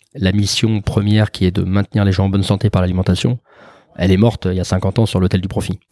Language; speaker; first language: French; native; French